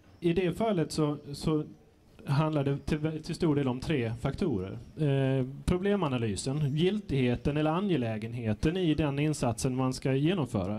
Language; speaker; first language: Swedish; native; Swedish